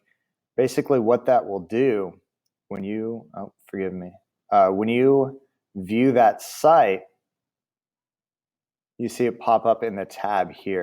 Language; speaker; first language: English; native; English